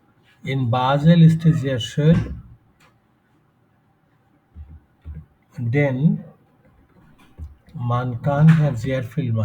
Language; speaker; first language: German; non-native, fluent; Bangla